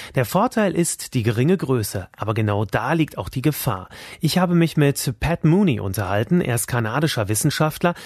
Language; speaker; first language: German; native; German